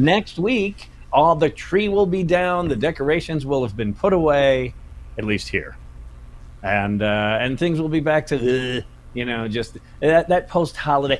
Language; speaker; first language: English; native; English